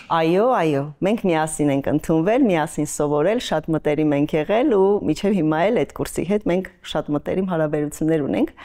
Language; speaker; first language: Armenian; native; Armenian